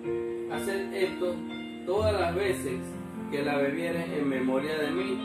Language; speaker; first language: Spanish; native; Spanish